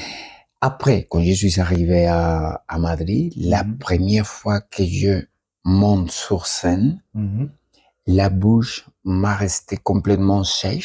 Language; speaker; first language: French; non-native, learner; Spanish